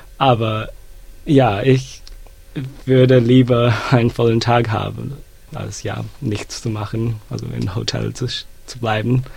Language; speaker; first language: German; non-native, fluent; Chinese